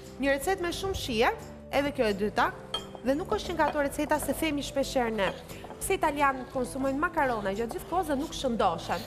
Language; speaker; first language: Albanian; native; Albanian